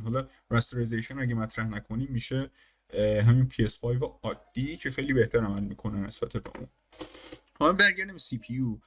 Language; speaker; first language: Persian; native; Persian